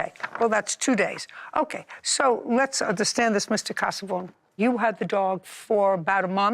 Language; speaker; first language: English; native; English